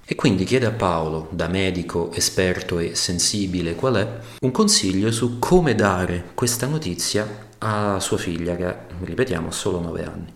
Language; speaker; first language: Italian; native; Italian